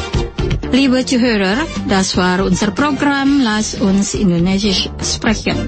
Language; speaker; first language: German; non-native, fluent; Indonesian